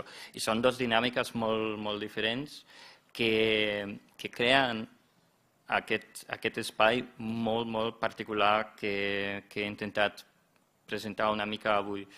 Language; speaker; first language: Catalan; non-native, fluent; German